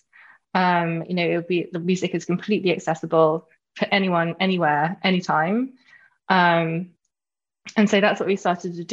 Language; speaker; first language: English; native; English